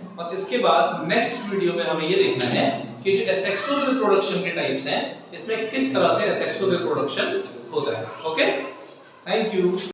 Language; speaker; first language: Hindi; native; Hindi